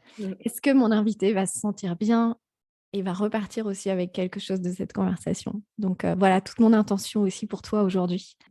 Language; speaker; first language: French; native; French